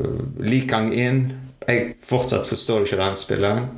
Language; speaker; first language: Norwegian; non-native, fluent; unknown